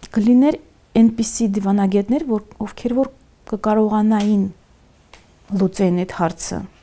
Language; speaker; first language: Armenian; native; Armenian